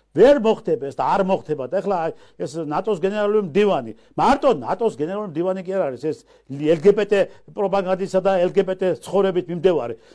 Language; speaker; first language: Georgian; native; Georgian